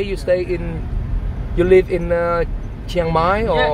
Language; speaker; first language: English; non-native, learner; Vietnamese